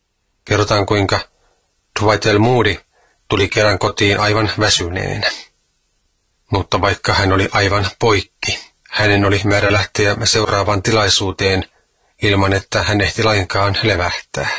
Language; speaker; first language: Finnish; native; Finnish